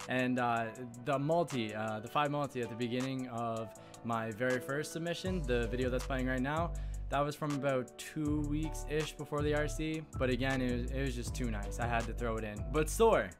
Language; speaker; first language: English; native; English